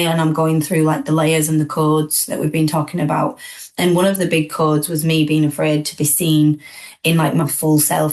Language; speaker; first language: English; native; English